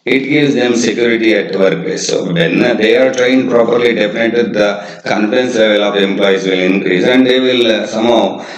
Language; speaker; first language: English; non-native, local second language; Kannada